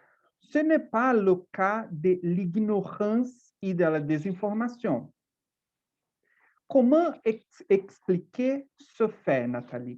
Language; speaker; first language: French; non-native, fluent; Portuguese